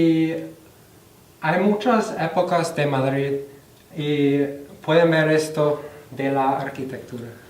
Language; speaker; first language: Spanish; non-native, fluent; English